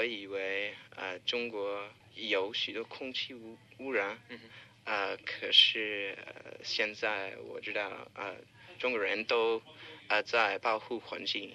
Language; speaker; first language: Chinese; non-native, learner; English